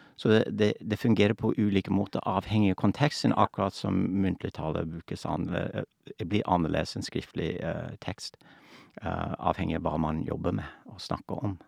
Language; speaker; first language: Norwegian; non-native, fluent; English